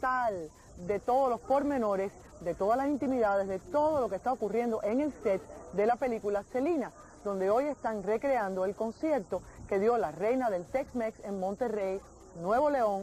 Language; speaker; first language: Spanish; native; Spanish